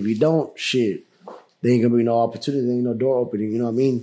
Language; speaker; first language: English; early bilingual, other home language; Spanish